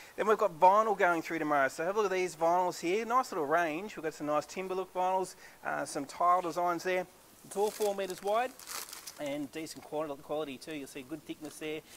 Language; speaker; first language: English; native; English